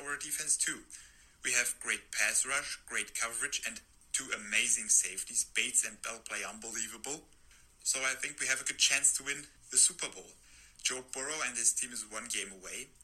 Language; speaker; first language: English; non-native, fluent; German